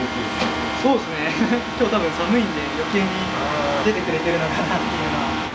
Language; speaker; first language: Japanese; native; Japanese